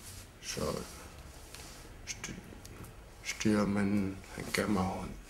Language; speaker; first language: Danish; non-native, local second language; Kalaallisut